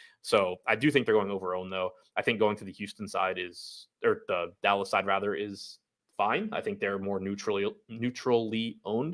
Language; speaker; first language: English; native; English